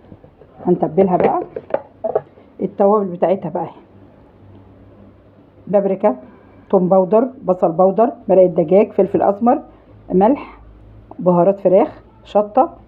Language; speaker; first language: Arabic; native; Arabic